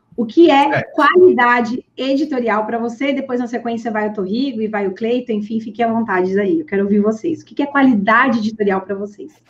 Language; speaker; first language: Portuguese; native; Portuguese